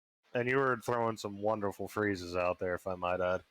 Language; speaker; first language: English; native; English